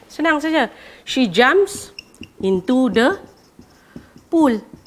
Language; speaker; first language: English; non-native, local second language; Malay